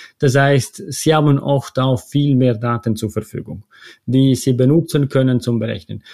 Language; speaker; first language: German; non-native, local second language; Italian